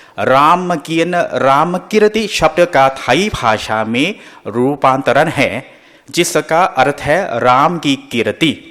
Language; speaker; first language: Hindi; non-native, fluent; Thai